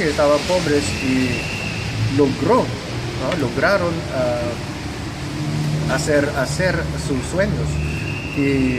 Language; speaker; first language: Spanish; non-native, fluent; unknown